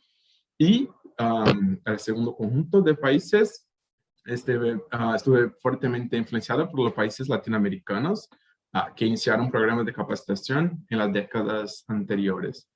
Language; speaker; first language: Spanish; native; Spanish